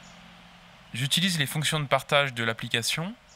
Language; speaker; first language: French; native; French